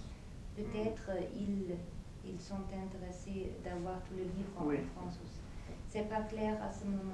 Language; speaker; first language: French; non-native, fluent; German